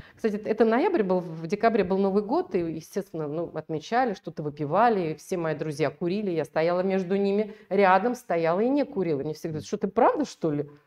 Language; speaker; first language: Russian; native; Russian